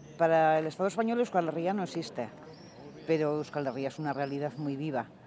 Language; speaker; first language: Spanish; non-native, local second language; Basque